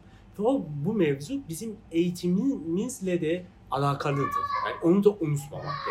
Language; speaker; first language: Turkish; non-native, fluent; Persian